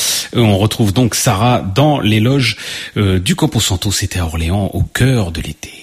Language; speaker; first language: French; native; French